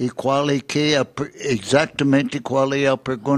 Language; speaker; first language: Portuguese; non-native, fluent; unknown